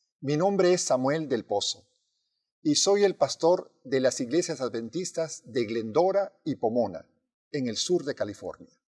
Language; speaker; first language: Spanish; native; Spanish